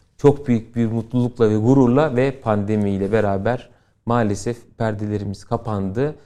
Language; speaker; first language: Turkish; native; Turkish